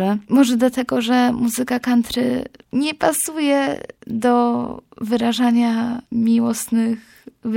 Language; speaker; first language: Polish; native; Polish